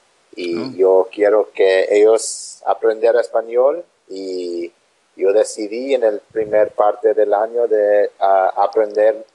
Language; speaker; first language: Spanish; non-native, learner; English